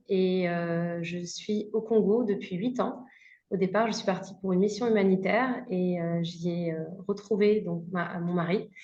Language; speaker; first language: French; native; French